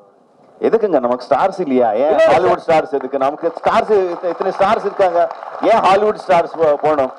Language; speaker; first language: Tamil; non-native, local second language; Telugu